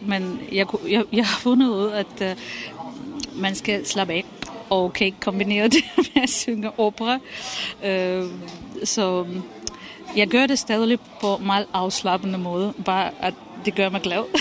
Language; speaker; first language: Danish; non-native, fluent; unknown